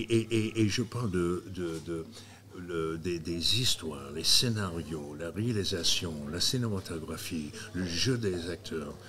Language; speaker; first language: French; non-native, fluent; English